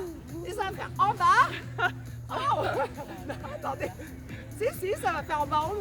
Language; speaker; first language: French; native; French